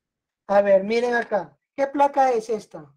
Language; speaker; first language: Spanish; native; Spanish